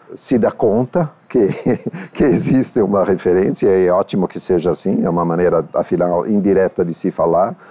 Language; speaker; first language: Portuguese; non-native, fluent; Italian